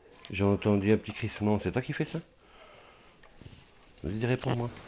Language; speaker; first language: French; native; French